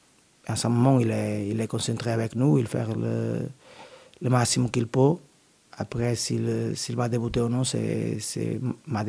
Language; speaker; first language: French; non-native, learner; Portuguese